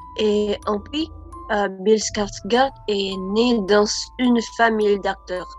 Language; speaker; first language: French; non-native, learner; Indonesian